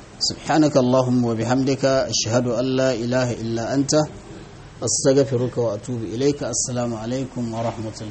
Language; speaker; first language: Arabic; non-native, fluent; Hausa